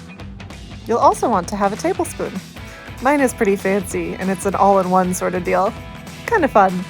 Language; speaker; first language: English; native; English